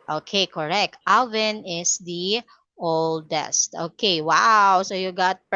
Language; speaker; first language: English; non-native, fluent; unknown